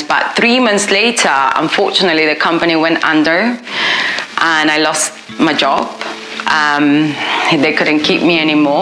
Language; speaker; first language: English; non-native, fluent; Spanish